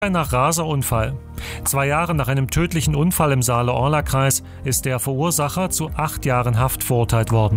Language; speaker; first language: German; native; German